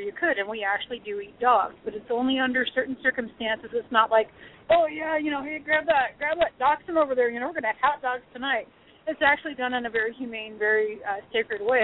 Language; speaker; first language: English; early bilingual, other home language; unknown